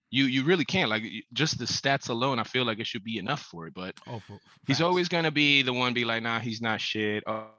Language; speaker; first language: English; early bilingual, other home language; Spanish